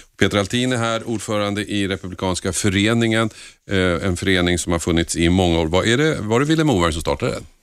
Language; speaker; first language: Swedish; native; Swedish